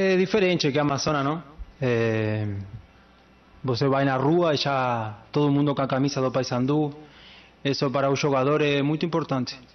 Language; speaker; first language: Portuguese; non-native, learner; Spanish